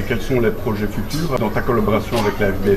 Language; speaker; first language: French; native; French